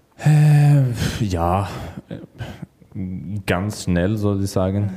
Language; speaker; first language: German; non-native, learner; Swedish